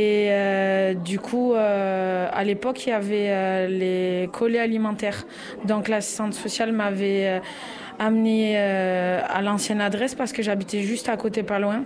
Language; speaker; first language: French; native; French